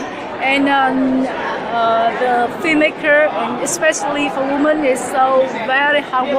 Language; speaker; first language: English; non-native, learner; Vietnamese